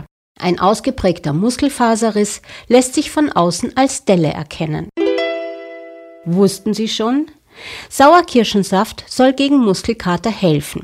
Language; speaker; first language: German; native; German